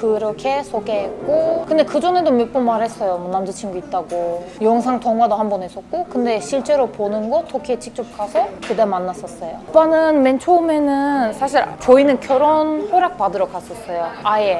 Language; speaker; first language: Korean; non-native, fluent; Turkish